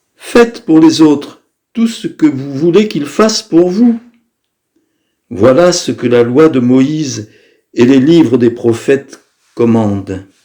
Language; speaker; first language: French; native; French